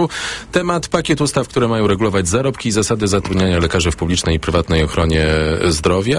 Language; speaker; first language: Polish; native; Polish